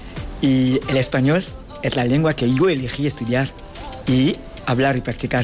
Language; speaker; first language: Spanish; non-native, fluent; Fang